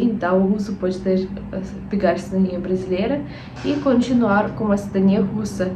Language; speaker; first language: Portuguese; non-native, fluent; Russian